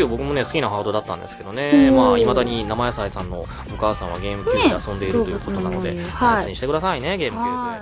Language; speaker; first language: Japanese; native; Japanese